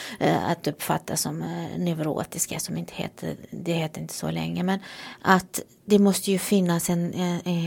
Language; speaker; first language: Swedish; non-native, fluent; Romanian